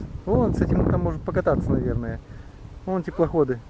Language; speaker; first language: Russian; native; Russian